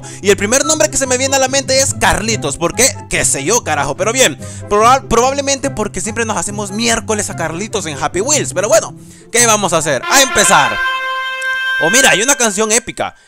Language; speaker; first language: Spanish; native; Spanish